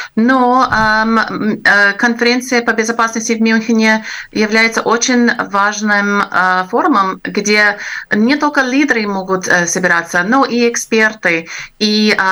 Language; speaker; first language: Russian; non-native, fluent; English